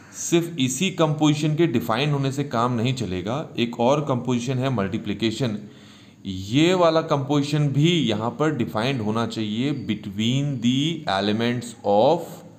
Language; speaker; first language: Hindi; native; Hindi